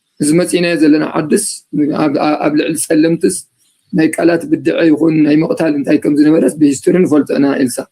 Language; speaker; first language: Tigrinya; native; Tigrinya